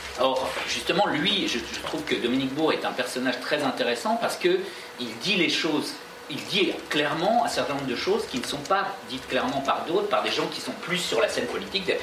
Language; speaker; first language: French; native; French